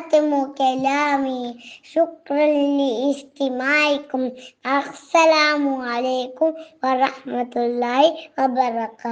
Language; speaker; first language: Arabic; non-native, learner; Malayalam